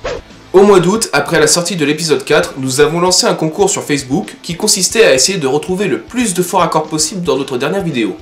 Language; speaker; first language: French; native; French